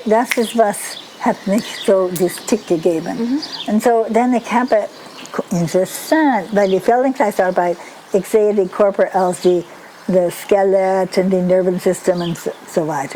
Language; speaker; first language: German; non-native, learner; English